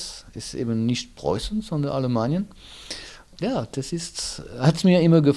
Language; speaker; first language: German; non-native, fluent; French